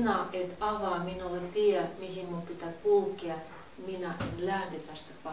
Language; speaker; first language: Finnish; non-native, fluent; Russian